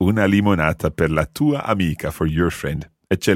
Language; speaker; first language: Italian; non-native, fluent; English